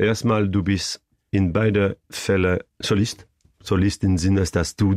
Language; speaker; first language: German; non-native, fluent; French